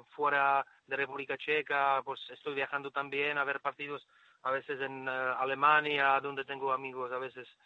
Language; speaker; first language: Spanish; non-native, fluent; Czech